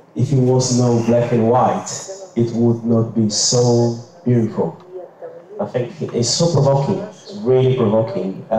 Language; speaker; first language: English; non-native, fluent; Portuguese